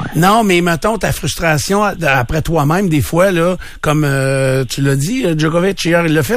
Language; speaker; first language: French; native; French